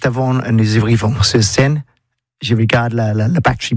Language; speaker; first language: French; non-native, learner; English